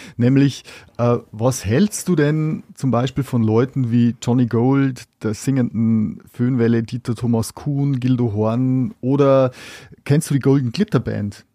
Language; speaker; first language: German; native; German